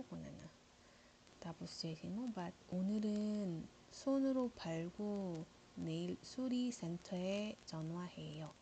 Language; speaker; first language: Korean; non-native, learner; Iloko